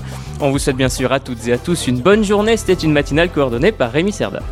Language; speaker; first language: French; native; French